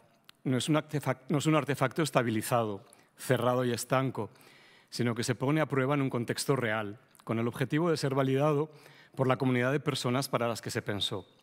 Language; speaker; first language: Spanish; native; Spanish